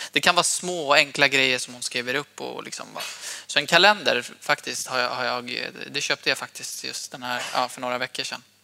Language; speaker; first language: Swedish; early bilingual, other home language; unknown